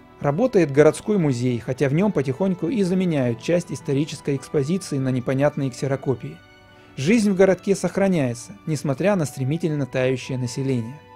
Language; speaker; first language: Russian; native; Russian